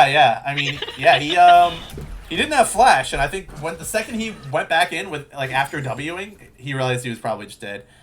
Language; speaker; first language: English; native; English